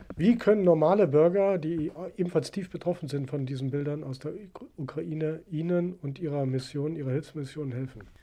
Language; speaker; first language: German; native; German